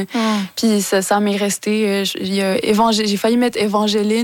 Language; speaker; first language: French; native; French